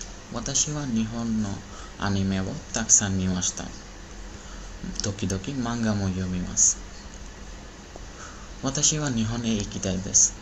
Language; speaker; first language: Japanese; non-native, learner; Bangla